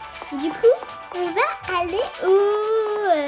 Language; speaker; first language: French; native; French